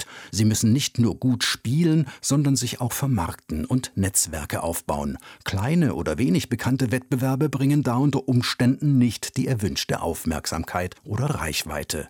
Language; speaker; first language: German; native; German